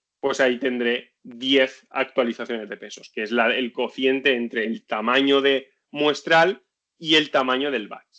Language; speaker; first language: Spanish; native; Spanish